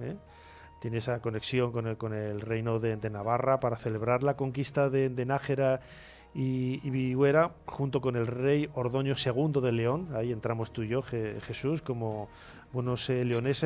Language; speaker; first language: Spanish; native; Spanish